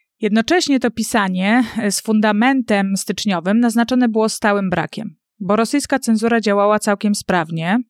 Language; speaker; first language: Polish; native; Polish